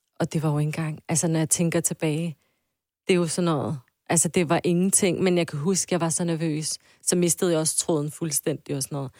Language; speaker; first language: Danish; early bilingual, other home language; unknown